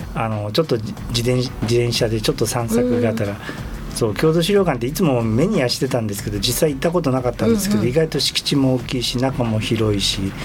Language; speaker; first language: Japanese; native; Japanese